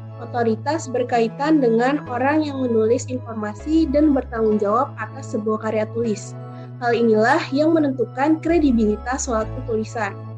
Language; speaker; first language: Indonesian; native; Indonesian